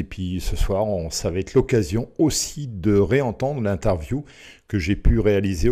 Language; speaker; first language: French; native; French